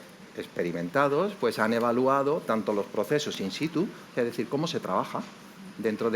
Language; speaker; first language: Spanish; native; Spanish